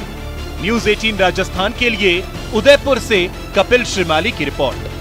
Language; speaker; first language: Hindi; native; Hindi